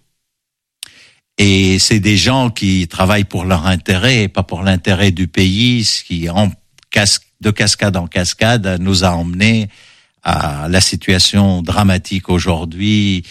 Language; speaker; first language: French; non-native, local second language; Arabic